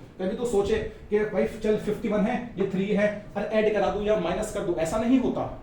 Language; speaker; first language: Hindi; native; Hindi